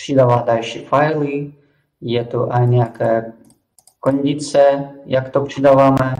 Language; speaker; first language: Czech; non-native, fluent; Russian